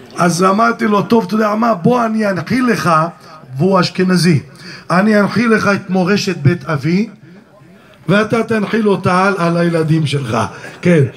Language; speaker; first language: Hebrew; early bilingual, other home language; Arabic